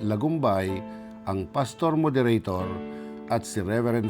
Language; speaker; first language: Filipino; non-native, local second language; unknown